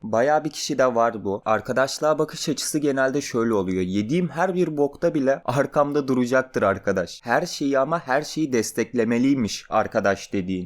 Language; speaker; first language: Turkish; native; Turkish